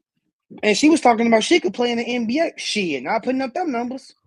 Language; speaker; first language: English; native; English